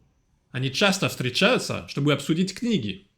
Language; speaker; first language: Russian; non-native, fluent; French